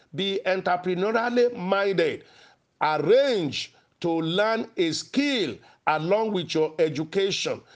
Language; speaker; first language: English; non-native, local second language; Yoruba